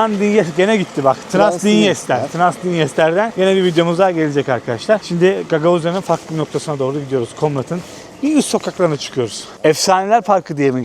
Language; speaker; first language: Turkish; native; Turkish